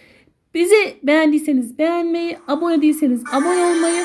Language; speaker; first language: Turkish; native; Turkish